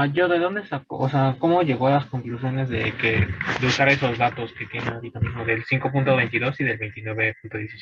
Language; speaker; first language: Spanish; native; Spanish